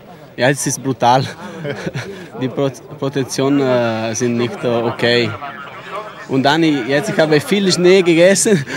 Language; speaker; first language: German; non-native, learner; Italian